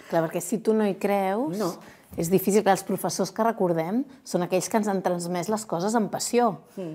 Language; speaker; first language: Catalan; native; Catalan